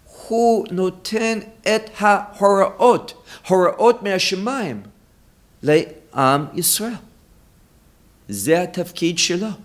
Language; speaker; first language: Hebrew; non-native, fluent; English